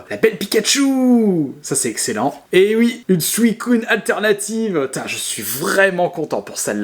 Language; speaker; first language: French; native; French